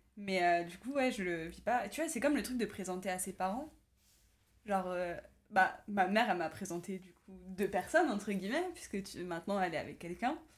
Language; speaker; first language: French; native; French